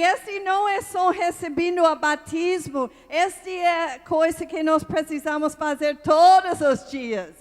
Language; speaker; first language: Portuguese; non-native, learner; English